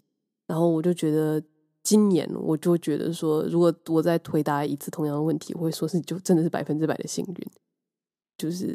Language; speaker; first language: Chinese; native; Chinese